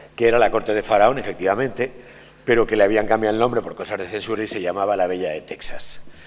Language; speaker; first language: Spanish; native; Spanish